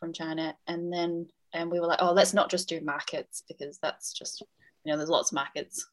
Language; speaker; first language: English; native; English